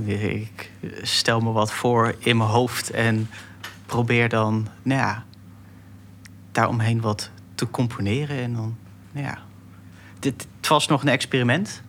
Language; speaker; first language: Dutch; native; Dutch